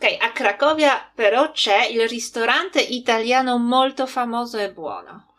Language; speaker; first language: Italian; non-native, fluent; Polish